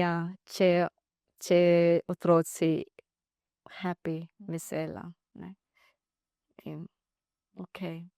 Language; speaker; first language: Slovenian; non-native, learner; Divehi